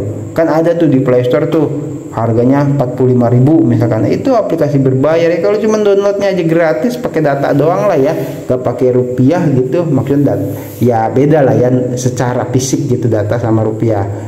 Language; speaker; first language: Indonesian; native; Indonesian